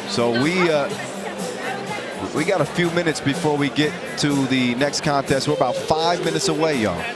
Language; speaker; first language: English; native; English